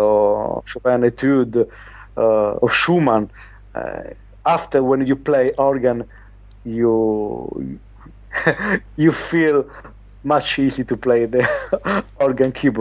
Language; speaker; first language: English; non-native, learner; Italian